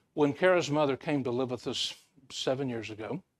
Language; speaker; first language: English; native; English